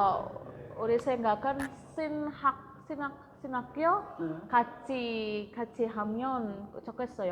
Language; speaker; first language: Korean; non-native, learner; Indonesian